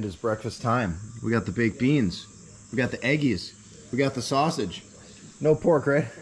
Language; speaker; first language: English; native; English